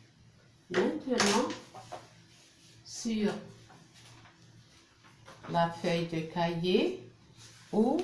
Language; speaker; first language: French; non-native, local second language; Arabic